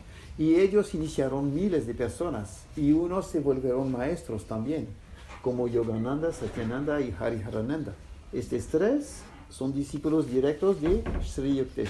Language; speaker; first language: Spanish; non-native, fluent; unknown